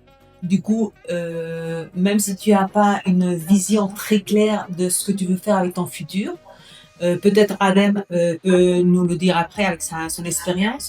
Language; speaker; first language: French; non-native, fluent; Spanish